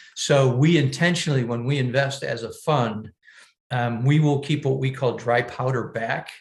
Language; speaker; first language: English; native; English